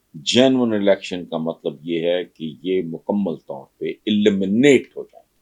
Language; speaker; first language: Urdu; non-native, local second language; Punjabi